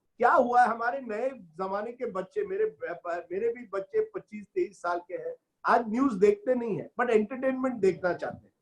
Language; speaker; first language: Hindi; non-native, local second language; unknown